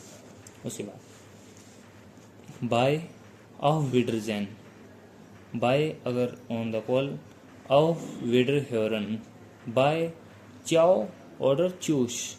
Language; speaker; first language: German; non-native, fluent; Hindi